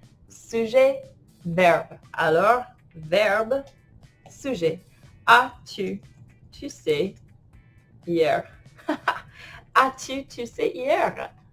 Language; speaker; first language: French; non-native, fluent; English